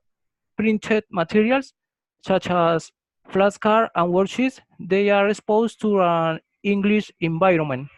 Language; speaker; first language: English; non-native, learner; Spanish